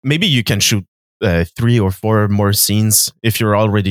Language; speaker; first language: English; non-native, fluent; French